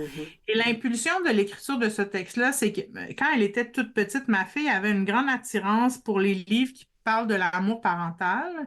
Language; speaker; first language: French; native; French